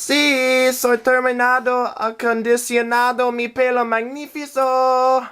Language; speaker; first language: Spanish; non-native, learner; English